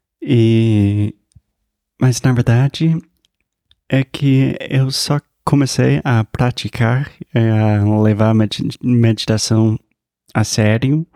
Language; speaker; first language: Portuguese; non-native, fluent; English